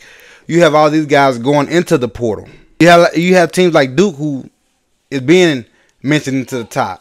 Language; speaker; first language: English; native; English